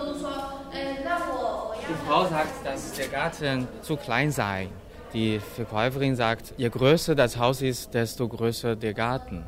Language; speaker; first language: German; non-native, fluent; Chinese